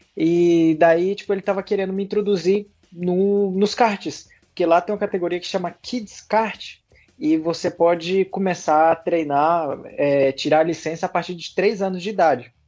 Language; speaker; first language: Portuguese; early bilingual, heritage; Portuguese